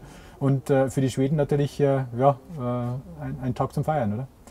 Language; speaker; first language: German; native; German